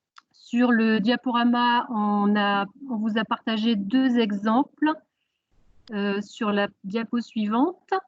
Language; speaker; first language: French; native; French